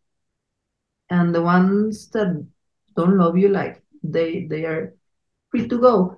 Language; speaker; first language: English; non-native, fluent; Spanish